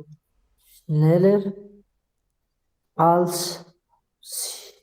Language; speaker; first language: German; non-native, learner; Urdu